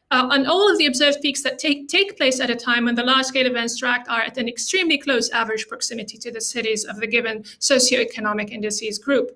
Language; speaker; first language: English; non-native, fluent; Arabic